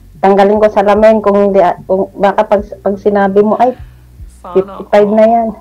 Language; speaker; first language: Filipino; native; Filipino